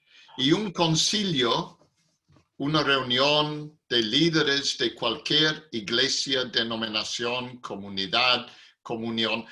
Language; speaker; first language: Spanish; non-native, fluent; English